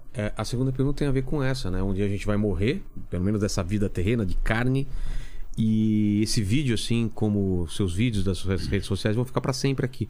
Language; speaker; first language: Portuguese; native; Portuguese